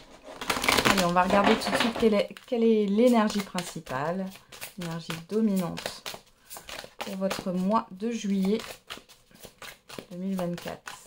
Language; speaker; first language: French; native; French